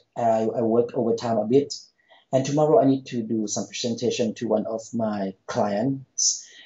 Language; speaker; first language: English; non-native, fluent; Thai